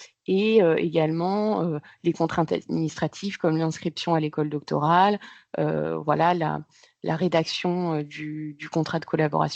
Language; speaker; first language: French; native; French